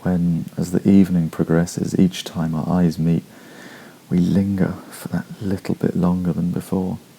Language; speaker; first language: English; native; English